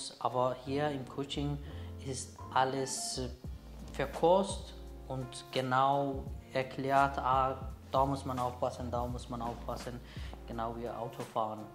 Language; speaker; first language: German; non-native, learner; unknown